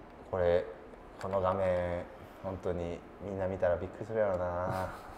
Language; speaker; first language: Japanese; native; Japanese